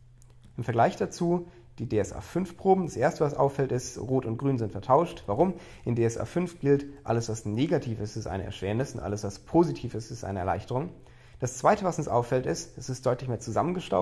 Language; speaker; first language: German; native; German